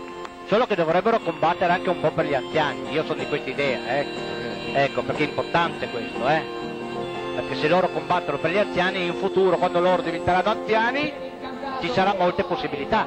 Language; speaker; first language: Italian; native; Italian